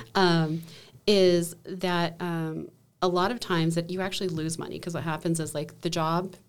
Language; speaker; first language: English; native; English